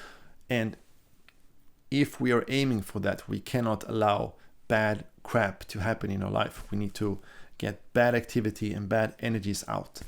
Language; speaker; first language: English; non-native, fluent; Swedish